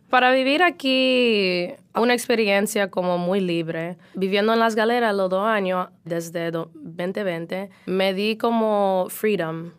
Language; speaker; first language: Spanish; early bilingual, heritage; Spanish